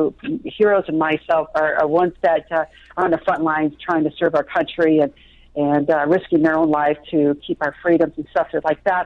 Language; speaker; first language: English; native; English